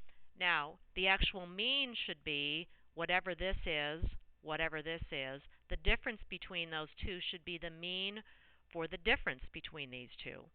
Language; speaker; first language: English; native; English